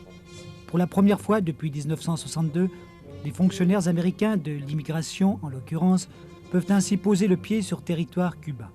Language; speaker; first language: French; native; French